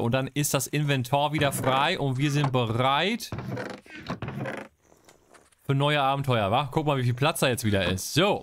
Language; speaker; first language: German; native; German